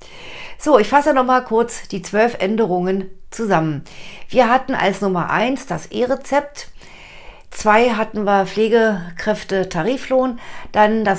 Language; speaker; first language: German; native; German